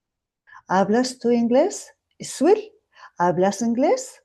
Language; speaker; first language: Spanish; non-native, fluent; Mongolian